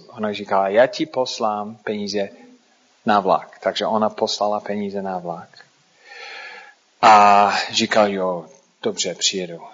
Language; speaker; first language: Czech; non-native, fluent; English